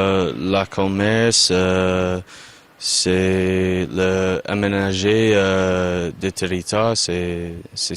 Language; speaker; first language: French; non-native, learner; English